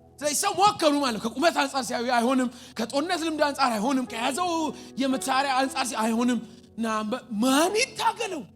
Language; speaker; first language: Amharic; native; Amharic